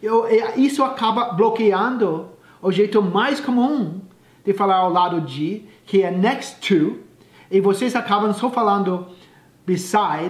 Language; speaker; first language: Portuguese; non-native, fluent; English